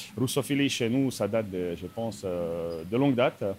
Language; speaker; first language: French; non-native, fluent; Slovak